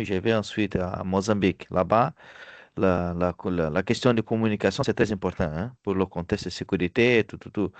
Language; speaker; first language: French; non-native, fluent; Portuguese